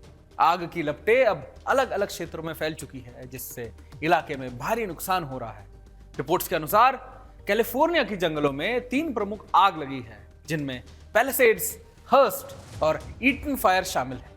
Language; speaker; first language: Hindi; native; Hindi